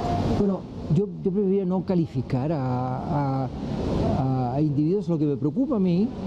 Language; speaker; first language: Spanish; native; Spanish